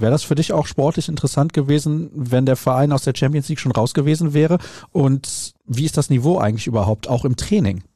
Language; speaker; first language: German; native; German